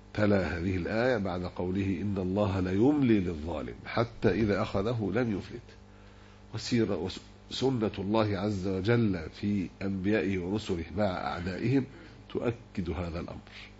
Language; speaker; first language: Arabic; native; Arabic